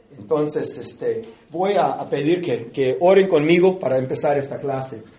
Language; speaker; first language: Spanish; early bilingual, heritage; English